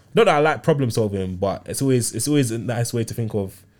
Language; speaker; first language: English; early bilingual, other home language; Yoruba